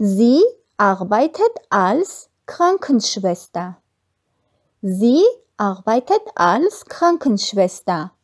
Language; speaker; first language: German; non-native, fluent; Armenian